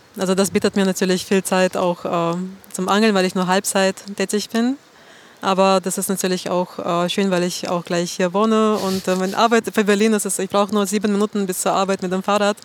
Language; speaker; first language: German; non-native, fluent; Russian